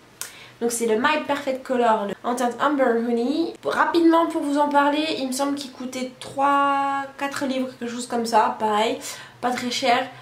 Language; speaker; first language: French; native; French